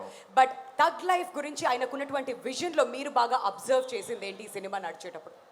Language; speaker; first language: Telugu; native; Telugu